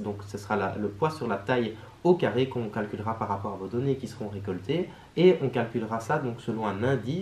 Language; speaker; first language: French; native; French